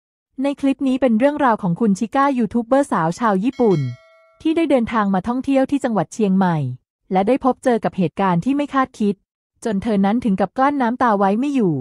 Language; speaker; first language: Thai; native; Thai